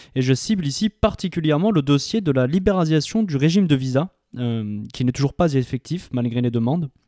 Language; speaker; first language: French; native; French